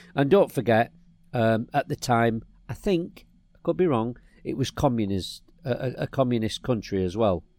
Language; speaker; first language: English; native; English